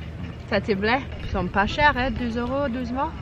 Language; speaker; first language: French; non-native, learner; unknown